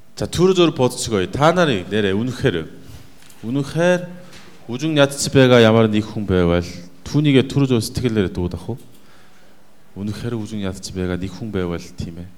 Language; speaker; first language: Mongolian; non-native, fluent; Korean